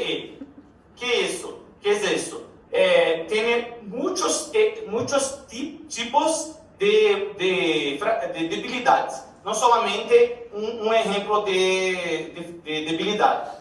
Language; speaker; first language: Spanish; non-native, learner; Portuguese